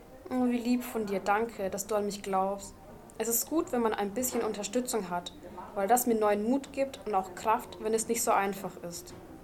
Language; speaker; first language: German; non-native, fluent; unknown